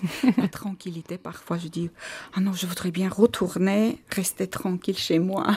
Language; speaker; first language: French; non-native, fluent; Armenian